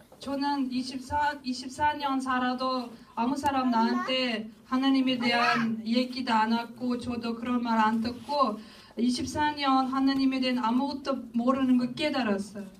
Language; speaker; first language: Korean; non-native, learner; Russian